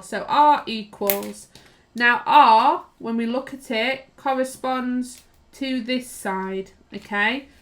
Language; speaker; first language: English; native; English